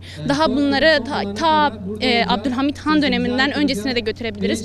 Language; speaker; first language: Turkish; native; Turkish